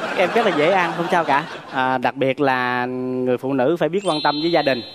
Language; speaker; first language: Vietnamese; native; Vietnamese